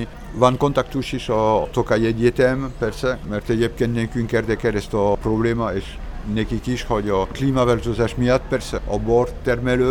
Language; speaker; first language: Hungarian; non-native, learner; French